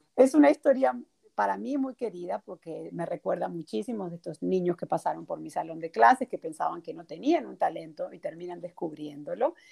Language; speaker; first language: Spanish; native; Spanish